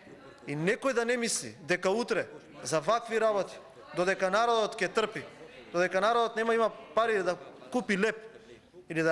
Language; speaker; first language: Macedonian; native; Macedonian